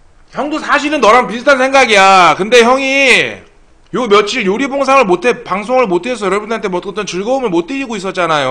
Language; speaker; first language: Korean; native; Korean